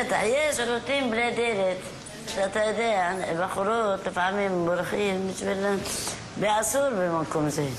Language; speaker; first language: Hebrew; non-native, learner; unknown